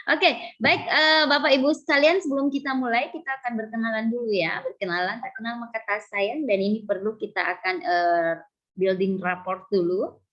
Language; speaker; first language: Indonesian; native; Indonesian